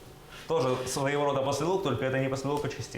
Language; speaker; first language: Russian; native; Russian